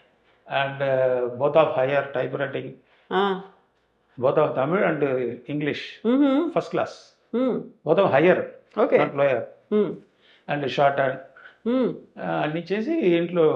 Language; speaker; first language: Telugu; native; Telugu